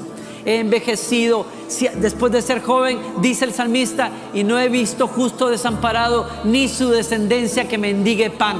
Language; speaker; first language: Spanish; native; Spanish